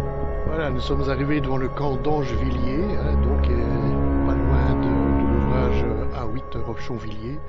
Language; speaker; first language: French; native; French